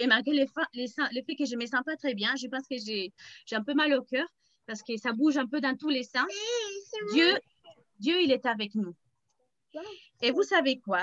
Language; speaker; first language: French; native; French